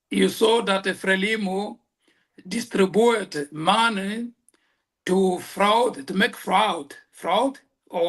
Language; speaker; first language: English; non-native, local second language; Portuguese